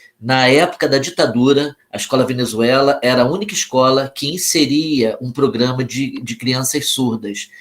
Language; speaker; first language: Portuguese; native; Portuguese